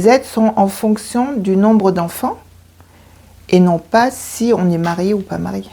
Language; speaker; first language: French; early bilingual, other home language; Korean